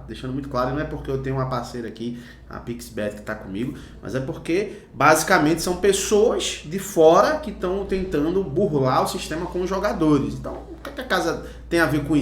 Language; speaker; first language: Portuguese; native; Portuguese